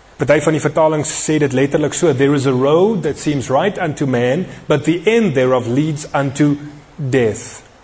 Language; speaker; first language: English; non-native, local second language; Afrikaans